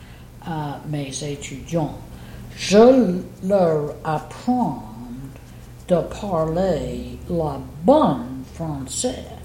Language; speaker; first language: French; non-native, fluent; English